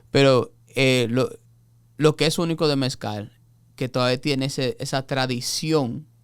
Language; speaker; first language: Spanish; early bilingual, heritage; Spanish